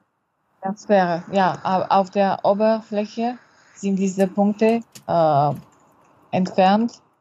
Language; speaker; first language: German; non-native, learner; French